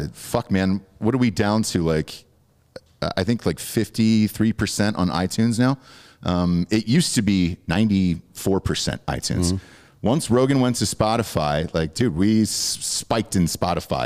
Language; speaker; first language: English; native; English